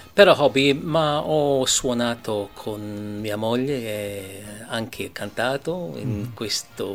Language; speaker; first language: Italian; early bilingual, heritage; English